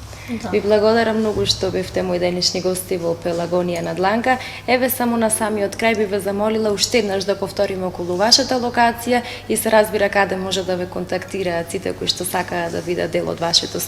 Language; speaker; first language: Macedonian; native; Macedonian